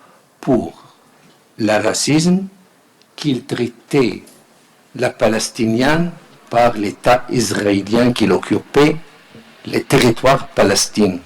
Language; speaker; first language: French; non-native, learner; Arabic